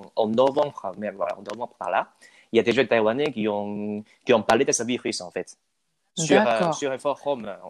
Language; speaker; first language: French; non-native, fluent; Chinese